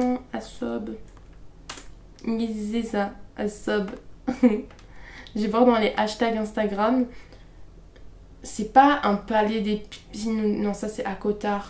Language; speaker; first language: French; native; French